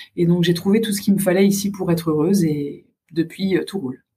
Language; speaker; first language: French; native; French